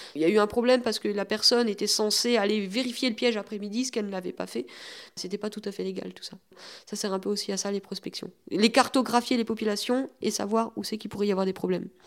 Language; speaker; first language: French; native; French